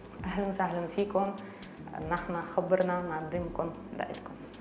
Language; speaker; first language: Arabic; non-native, fluent; Russian